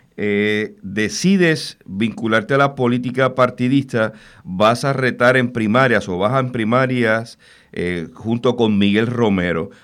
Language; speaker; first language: Spanish; native; Spanish